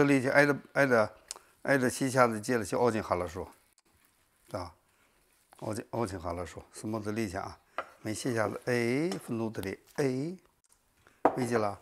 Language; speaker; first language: Russian; non-native, learner; Chinese